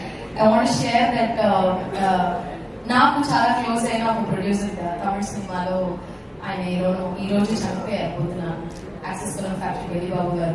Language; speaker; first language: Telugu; non-native, fluent; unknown